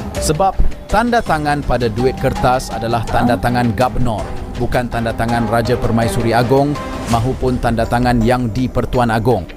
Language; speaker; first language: Malay; native; Malay